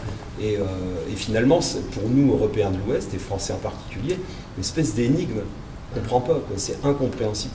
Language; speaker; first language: French; native; French